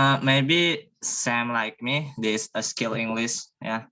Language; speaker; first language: English; non-native, learner; Indonesian